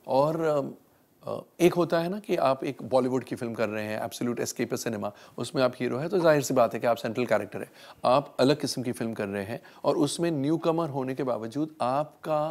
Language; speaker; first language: Hindi; native; Hindi